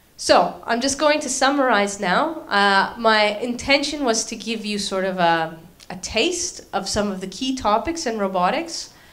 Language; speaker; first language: English; native; English